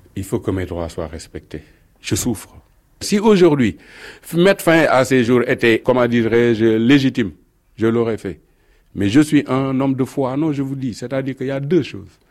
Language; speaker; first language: French; non-native, local second language; Wolof